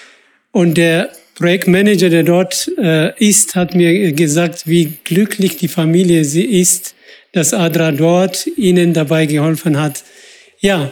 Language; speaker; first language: German; non-native, fluent; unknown